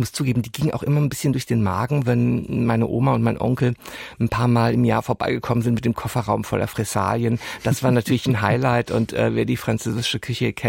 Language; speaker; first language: German; non-native, local second language; French